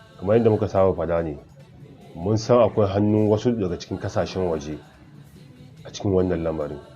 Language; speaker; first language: Hausa; native; Hausa